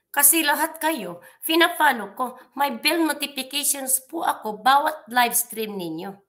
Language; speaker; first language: Filipino; non-native, local second language; Cebuano